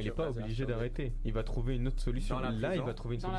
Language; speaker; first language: French; native; French